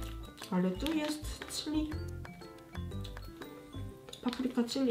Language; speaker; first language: Polish; non-native, learner; Korean